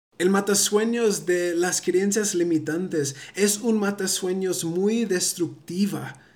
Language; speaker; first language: Spanish; early bilingual, heritage; Spanish